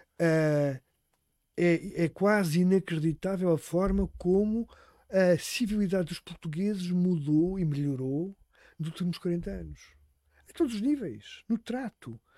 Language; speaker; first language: Portuguese; native; Portuguese